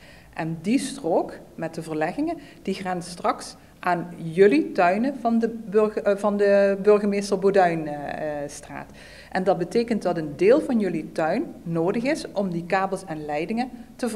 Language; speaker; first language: Dutch; native; Dutch